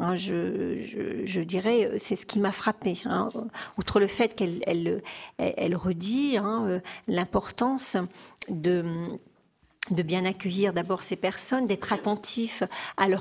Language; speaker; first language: French; native; French